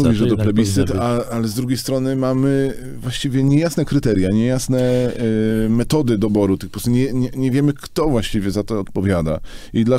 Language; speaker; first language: Polish; native; Polish